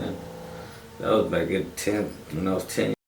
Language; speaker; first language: English; native; English